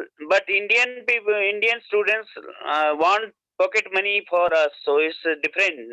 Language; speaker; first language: English; non-native, learner; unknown